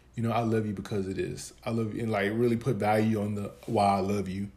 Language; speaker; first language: English; native; English